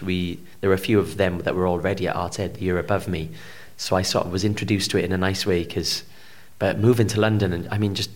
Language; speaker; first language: English; native; English